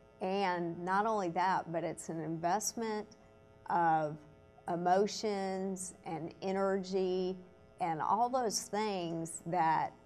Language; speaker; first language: English; native; English